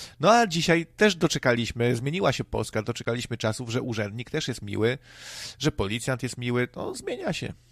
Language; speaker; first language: Polish; native; Polish